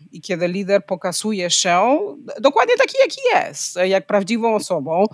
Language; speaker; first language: Polish; non-native, fluent; Spanish